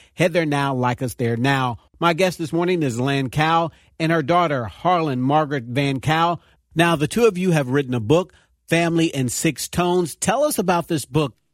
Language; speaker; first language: English; native; English